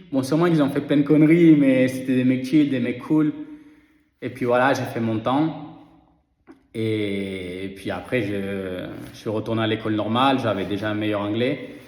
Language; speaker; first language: French; early bilingual, other home language; Spanish